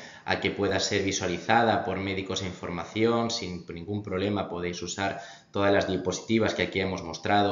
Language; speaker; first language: Spanish; native; Spanish